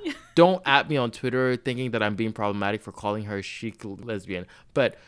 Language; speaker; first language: English; non-native, local second language; Yoruba